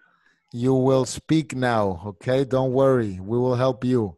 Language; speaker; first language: English; non-native, fluent; Spanish